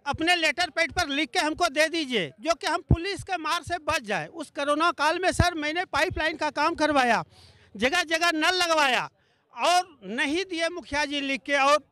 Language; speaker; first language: Hindi; native; Hindi